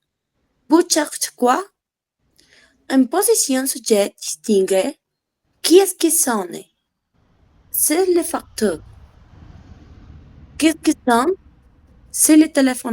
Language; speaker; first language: French; non-native, learner; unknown